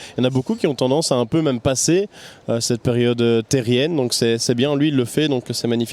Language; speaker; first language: French; native; French